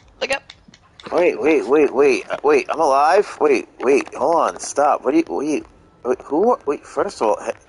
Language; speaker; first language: English; native; English